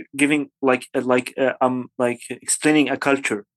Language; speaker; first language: English; non-native, fluent; Arabic